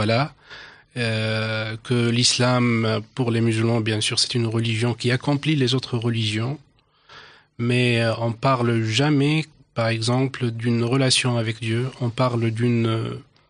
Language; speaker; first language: French; non-native, local second language; Arabic